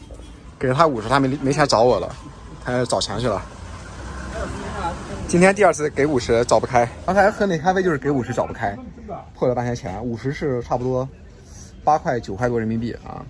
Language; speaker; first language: Chinese; native; Chinese